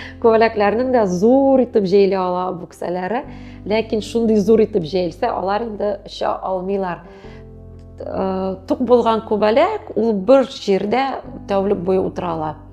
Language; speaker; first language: Tatar; native; Tatar